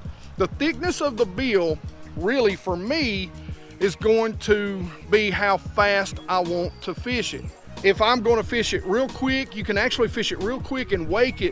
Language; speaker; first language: English; native; English